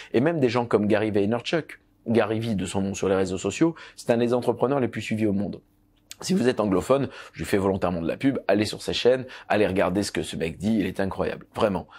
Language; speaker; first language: French; native; French